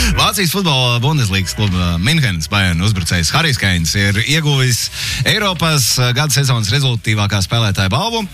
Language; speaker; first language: Latvian; native; Latvian